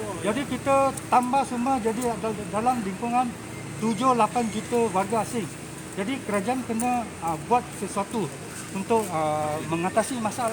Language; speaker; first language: Malay; native; Malay